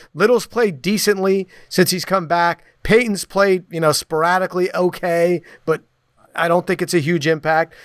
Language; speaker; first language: English; native; English